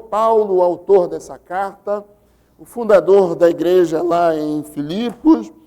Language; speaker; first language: Portuguese; native; Portuguese